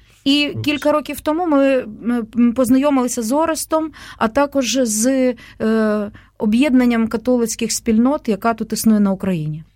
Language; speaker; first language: Ukrainian; native; Ukrainian